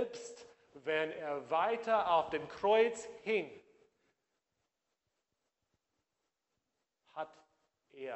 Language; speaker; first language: German; non-native, fluent; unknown